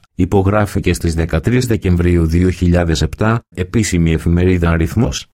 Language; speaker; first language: Greek; native; Greek